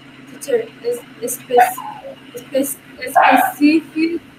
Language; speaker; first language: English; non-native, learner; Spanish